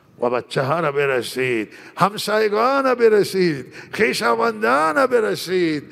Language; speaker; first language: Persian; non-native, local second language; Baluchi